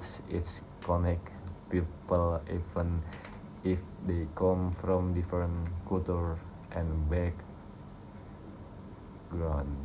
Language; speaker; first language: English; non-native, learner; Indonesian